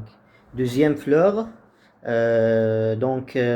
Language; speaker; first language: French; non-native, learner; Arabic